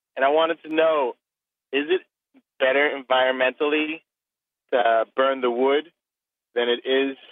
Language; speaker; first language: English; native; English